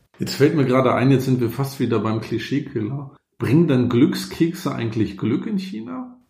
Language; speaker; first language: German; native; German